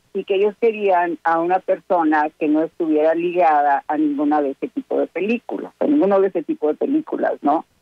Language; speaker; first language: Spanish; native; Spanish